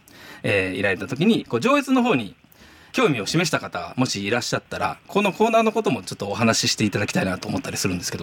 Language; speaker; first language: Japanese; native; Japanese